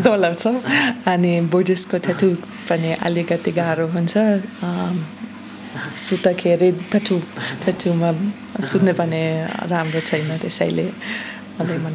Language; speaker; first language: Nepali; non-native, learner; German